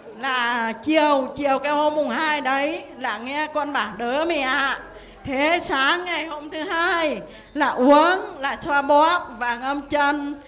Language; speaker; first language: Vietnamese; native; Vietnamese